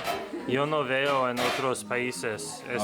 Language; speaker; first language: Spanish; non-native, learner; English